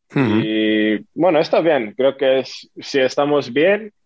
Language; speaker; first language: Spanish; non-native, fluent; Estonian